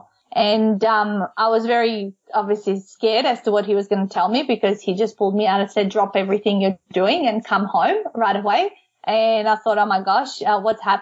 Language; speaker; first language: English; non-native, fluent; Macedonian